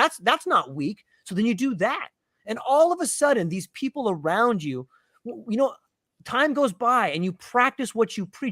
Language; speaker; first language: English; native; English